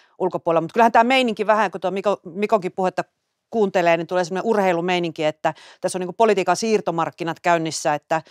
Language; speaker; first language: Finnish; native; Finnish